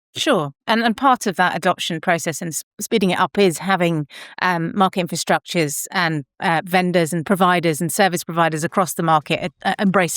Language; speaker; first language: English; native; English